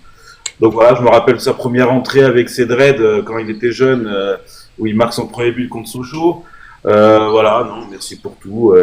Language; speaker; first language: French; native; French